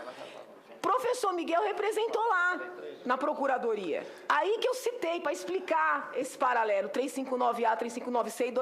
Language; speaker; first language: Portuguese; native; Portuguese